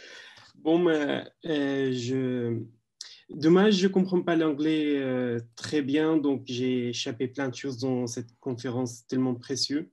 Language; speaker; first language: French; non-native, learner; Arabic